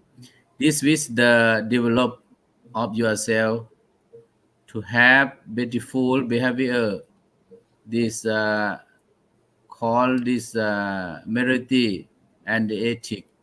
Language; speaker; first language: English; non-native, learner; Thai